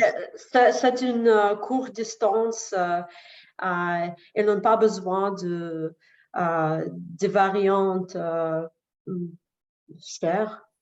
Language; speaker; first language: French; non-native, learner; Russian